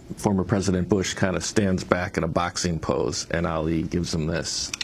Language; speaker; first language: English; native; English